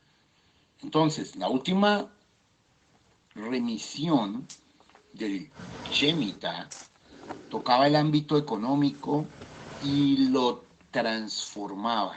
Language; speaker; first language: Spanish; native; Spanish